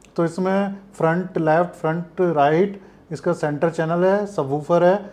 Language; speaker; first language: Hindi; native; Hindi